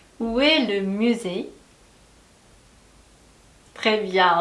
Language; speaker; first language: French; non-native, learner; Korean